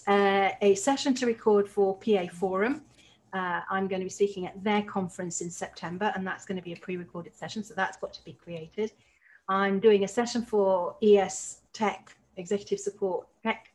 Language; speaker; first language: English; native; English